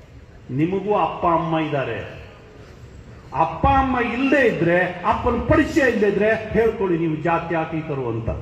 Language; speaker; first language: Kannada; native; Kannada